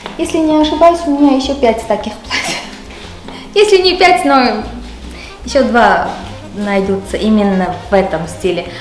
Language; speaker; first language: Russian; non-native, local second language; Armenian